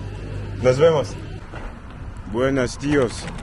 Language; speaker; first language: Spanish; non-native, learner; French